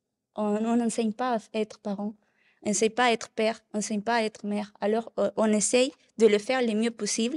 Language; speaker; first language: French; non-native, learner; Spanish